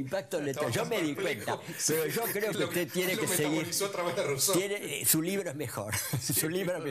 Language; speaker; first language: Spanish; native; Spanish